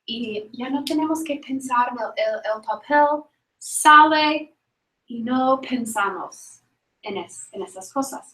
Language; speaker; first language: Spanish; non-native, fluent; English